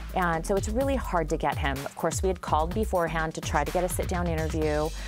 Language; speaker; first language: English; native; English